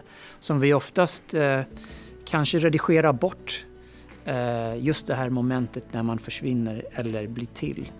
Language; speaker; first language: Swedish; non-native, fluent; English